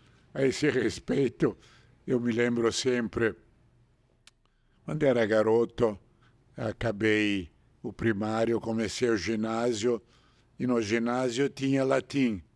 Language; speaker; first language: Portuguese; non-native, fluent; Italian